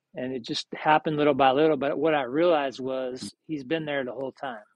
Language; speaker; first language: English; native; English